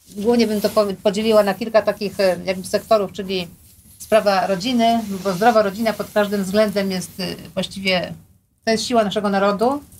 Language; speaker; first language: Polish; native; Polish